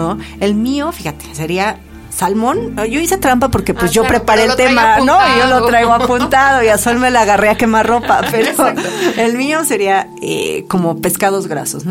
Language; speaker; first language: Spanish; native; Spanish